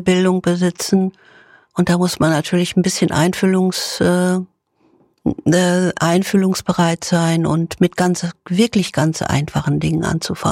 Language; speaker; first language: German; native; German